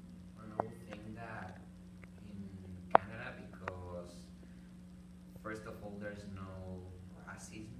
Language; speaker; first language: English; non-native, learner; Spanish